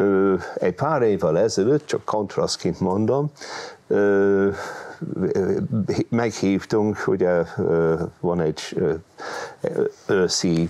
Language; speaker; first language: Hungarian; non-native, fluent; English